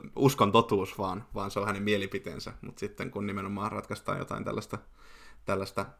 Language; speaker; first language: Finnish; native; Finnish